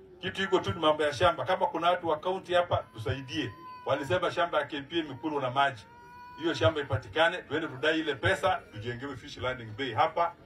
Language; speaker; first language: Swahili; non-native, local second language; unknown